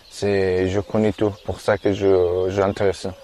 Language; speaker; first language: French; non-native, learner; Persian